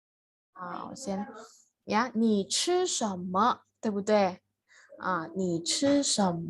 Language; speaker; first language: Chinese; non-native, fluent; Indonesian